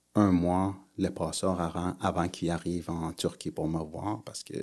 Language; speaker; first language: French; early bilingual, other home language; Persian